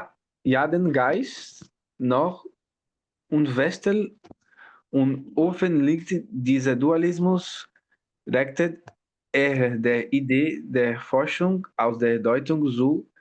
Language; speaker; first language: German; non-native, learner; Portuguese